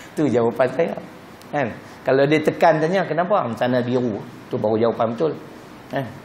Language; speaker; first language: Malay; native; Malay